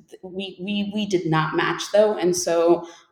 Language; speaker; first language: English; native; English